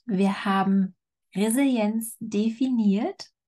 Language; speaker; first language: German; native; German